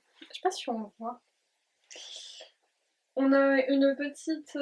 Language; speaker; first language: French; native; French